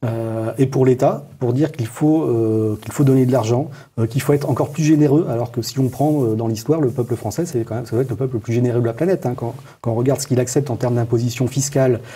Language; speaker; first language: French; native; French